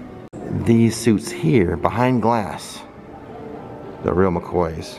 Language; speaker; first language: English; native; English